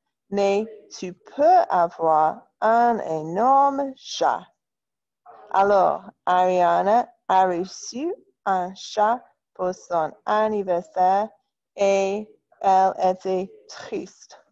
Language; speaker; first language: French; non-native, fluent; English